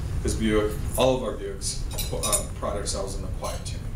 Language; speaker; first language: English; native; English